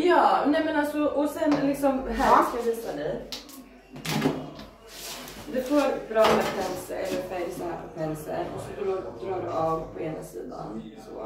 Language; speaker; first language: Swedish; native; Swedish